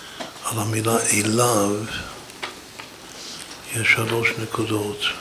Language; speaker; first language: Hebrew; non-native, fluent; English